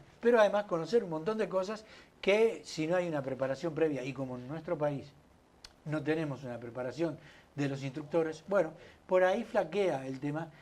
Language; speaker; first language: Spanish; native; Spanish